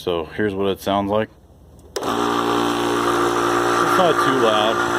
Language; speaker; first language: English; native; English